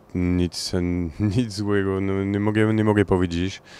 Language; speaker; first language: Polish; non-native, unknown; French